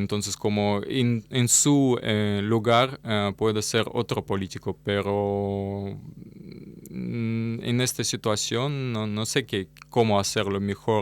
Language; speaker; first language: Spanish; non-native, learner; Russian